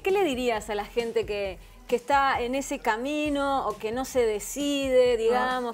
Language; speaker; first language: Spanish; native; Spanish